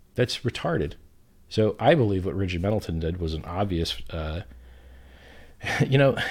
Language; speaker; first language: English; native; English